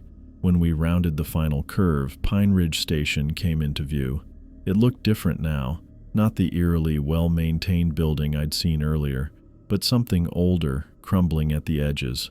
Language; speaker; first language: English; native; English